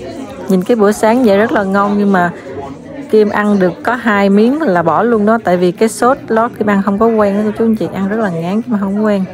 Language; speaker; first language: Vietnamese; native; Vietnamese